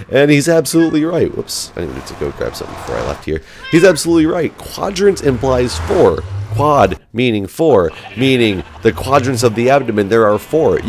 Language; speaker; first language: English; native; English